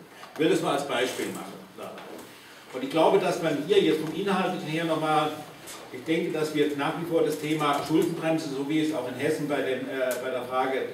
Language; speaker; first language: German; native; German